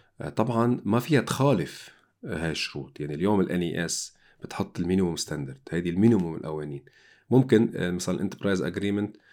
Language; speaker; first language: Arabic; native; Arabic